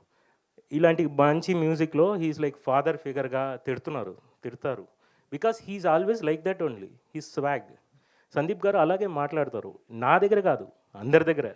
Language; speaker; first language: Telugu; non-native, fluent; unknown